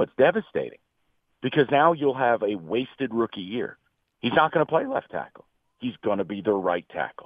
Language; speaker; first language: English; native; English